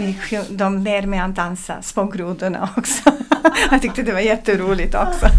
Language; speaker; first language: Swedish; non-native, fluent; Serbian